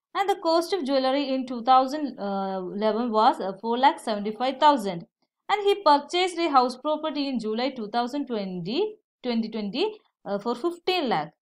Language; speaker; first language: English; non-native, local second language; Malayalam